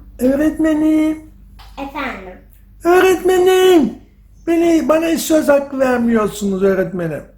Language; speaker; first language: Turkish; early bilingual, heritage; Turkish